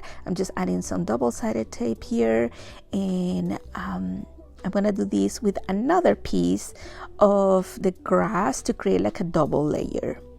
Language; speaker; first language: English; non-native, fluent; Spanish